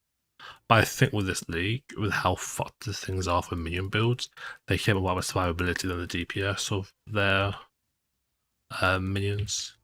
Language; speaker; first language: English; native; English